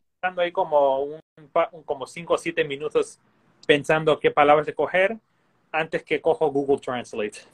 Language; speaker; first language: Spanish; early bilingual, heritage; Spanish